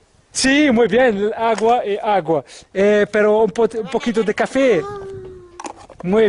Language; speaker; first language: Spanish; non-native, learner; French